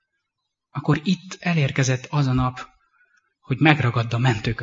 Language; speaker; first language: Hungarian; native; Hungarian